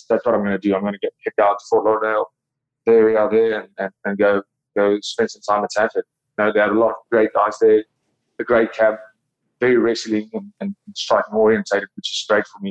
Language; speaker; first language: English; non-native, local second language; Afrikaans